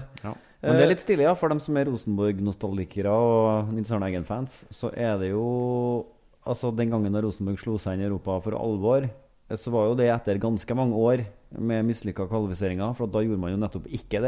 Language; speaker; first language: Norwegian; native; Norwegian